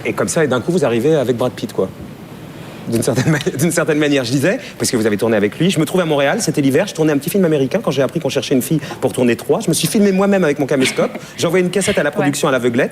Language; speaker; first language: French; native; French